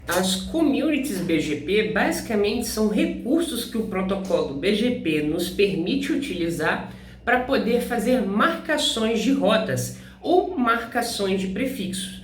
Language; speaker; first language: Portuguese; native; Portuguese